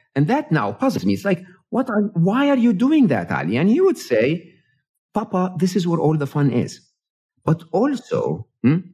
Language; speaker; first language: English; non-native, fluent; Arabic